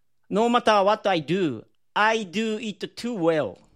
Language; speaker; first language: English; non-native, learner; Japanese